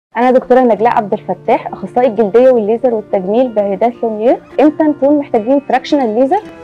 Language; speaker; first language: Arabic; native; Arabic